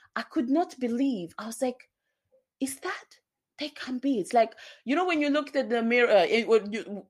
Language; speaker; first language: English; non-native, local second language; Swahili